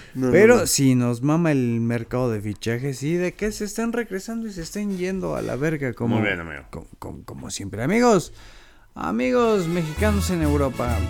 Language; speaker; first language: Spanish; native; Spanish